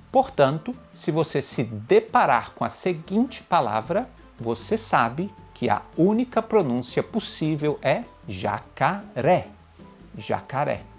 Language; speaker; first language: Portuguese; native; Portuguese